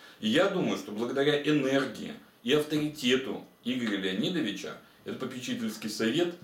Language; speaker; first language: Russian; native; Russian